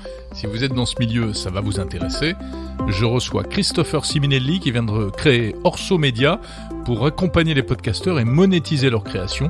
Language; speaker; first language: French; native; French